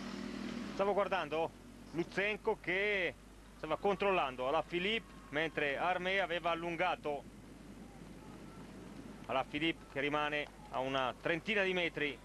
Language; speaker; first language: Italian; native; Italian